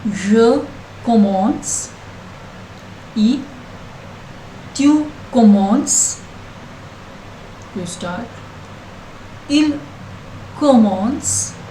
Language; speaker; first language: French; non-native, learner; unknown